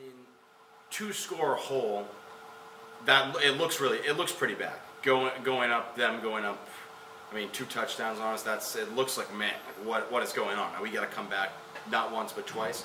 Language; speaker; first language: English; native; English